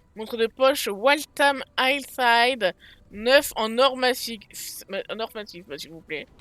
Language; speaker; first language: French; native; French